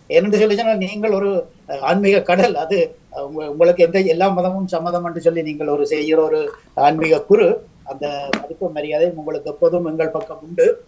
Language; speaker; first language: Tamil; native; Tamil